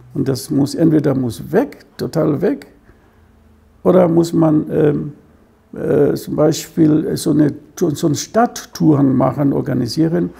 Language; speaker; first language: German; non-native, fluent; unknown